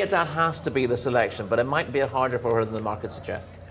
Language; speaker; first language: English; native; English